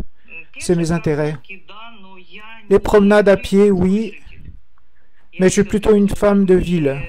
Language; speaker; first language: French; non-native, fluent; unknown